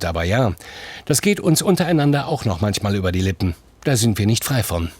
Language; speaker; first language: German; native; German